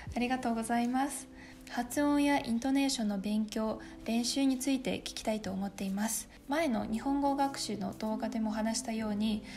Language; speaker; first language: Japanese; non-native, fluent; Russian